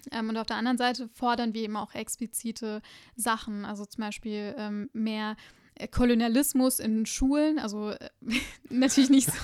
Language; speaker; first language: German; early bilingual, other home language; Urdu